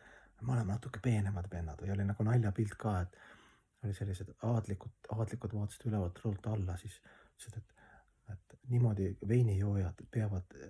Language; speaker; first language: Estonian; native; Estonian